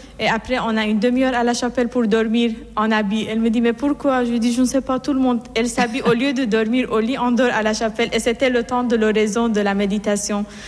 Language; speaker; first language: French; non-native, fluent; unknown